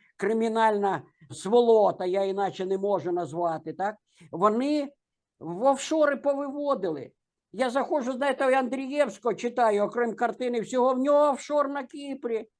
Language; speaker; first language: Ukrainian; native; Ukrainian